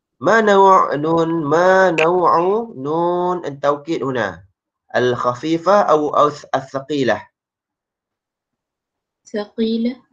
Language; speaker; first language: Arabic; non-native, fluent; Malay